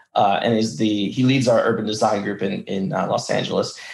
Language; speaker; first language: English; early bilingual, other home language; Russian